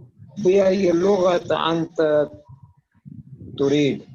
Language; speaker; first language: Arabic; non-native, fluent; Bangla